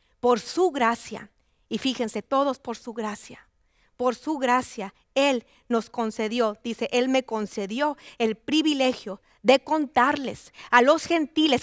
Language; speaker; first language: Spanish; native; Spanish